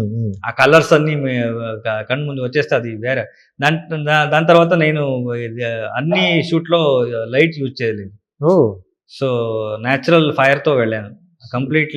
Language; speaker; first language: Telugu; non-native, learner; Kannada